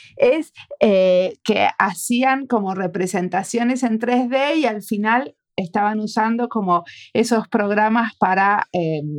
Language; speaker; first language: Spanish; native; Spanish